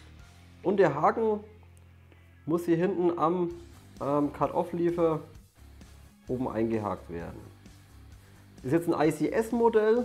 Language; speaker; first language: German; native; German